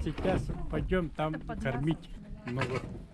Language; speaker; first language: Russian; non-native, local second language; Yakut